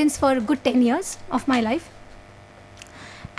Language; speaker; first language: English; non-native, local second language; Hindi